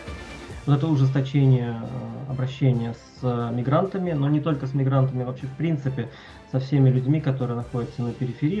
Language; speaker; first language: Russian; native; Russian